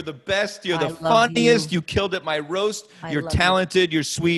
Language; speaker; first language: English; native; English